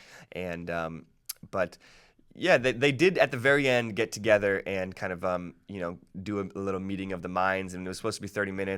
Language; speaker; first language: English; native; English